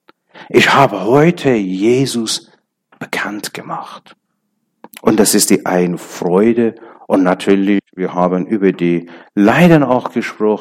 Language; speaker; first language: German; non-native, learner; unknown